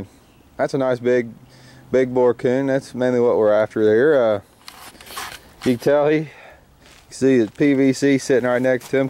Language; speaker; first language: English; native; English